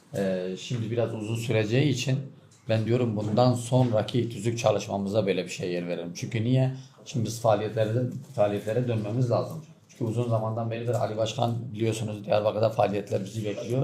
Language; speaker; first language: Turkish; native; Turkish